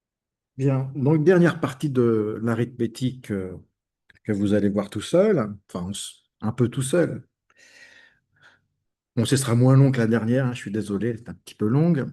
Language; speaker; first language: French; native; French